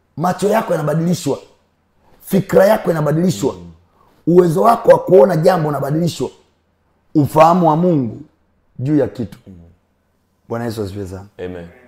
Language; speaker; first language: Swahili; native; Swahili